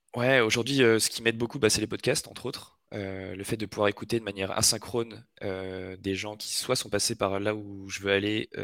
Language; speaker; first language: French; native; French